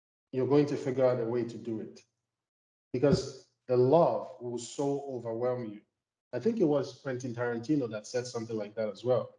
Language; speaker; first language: English; non-native, local second language; Igbo